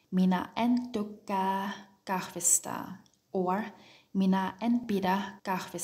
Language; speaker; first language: Finnish; non-native, fluent; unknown